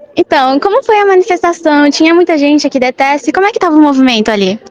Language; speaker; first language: Portuguese; native; Portuguese